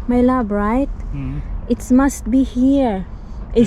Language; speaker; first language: English; non-native, local second language; Filipino